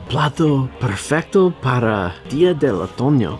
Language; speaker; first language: Spanish; non-native, learner; English